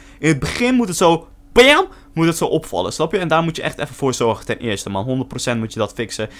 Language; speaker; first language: Dutch; early bilingual, other home language; Turkish